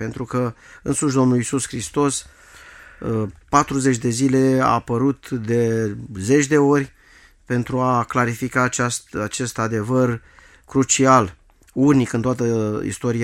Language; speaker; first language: Romanian; native; Romanian